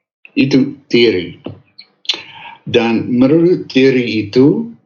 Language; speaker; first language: Indonesian; non-native, fluent; English